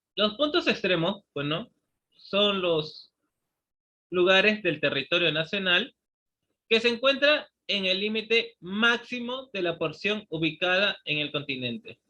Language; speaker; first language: Spanish; native; Spanish